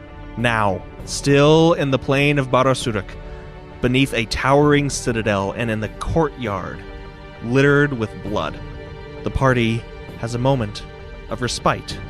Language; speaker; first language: English; native; English